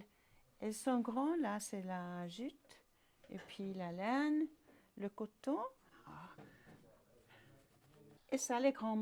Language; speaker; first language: French; non-native, fluent; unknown